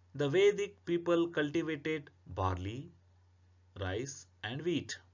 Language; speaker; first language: English; non-native, local second language; Kannada